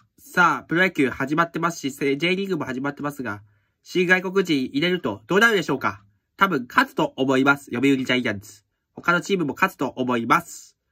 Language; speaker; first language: Japanese; native; Japanese